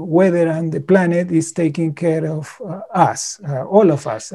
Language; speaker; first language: English; non-native, fluent; Spanish